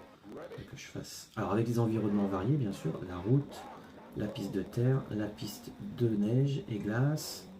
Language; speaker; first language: French; native; French